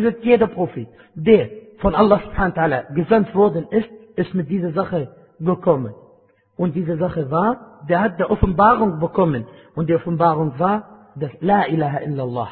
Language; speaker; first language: German; non-native, fluent; Arabic